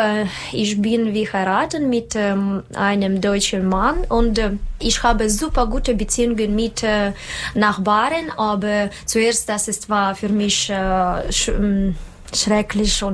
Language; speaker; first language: German; non-native, learner; Russian